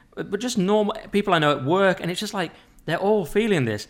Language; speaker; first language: English; native; English